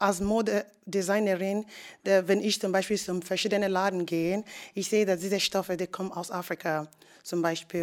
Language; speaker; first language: German; non-native, learner; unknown